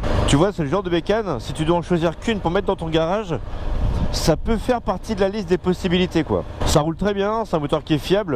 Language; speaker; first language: French; native; French